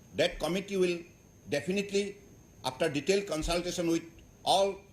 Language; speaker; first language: English; non-native, local second language; Assamese